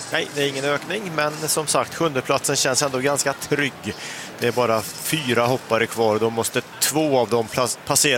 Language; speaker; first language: Swedish; native; Swedish